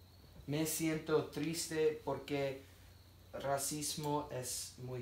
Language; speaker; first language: Spanish; non-native, learner; English